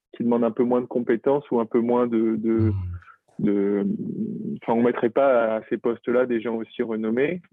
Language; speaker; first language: French; native; French